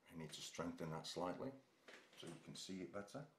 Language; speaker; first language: English; native; English